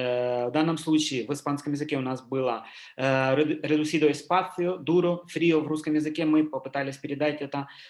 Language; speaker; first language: Russian; native; Russian